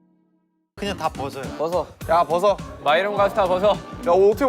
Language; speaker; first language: Korean; native; Korean